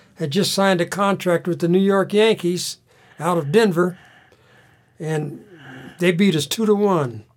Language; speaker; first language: English; native; English